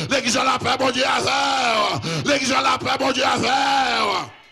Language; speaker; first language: French; native; French